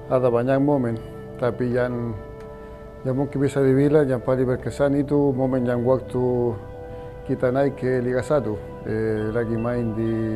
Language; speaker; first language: Indonesian; non-native, fluent; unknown